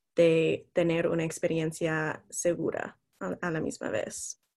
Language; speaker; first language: Spanish; non-native, fluent; English